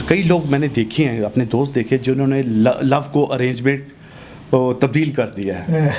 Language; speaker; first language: Urdu; non-native, local second language; Punjabi